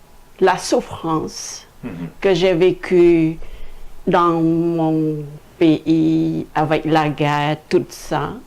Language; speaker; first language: French; non-native, fluent; Khmer